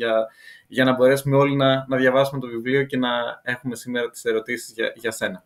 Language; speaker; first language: Greek; native; Greek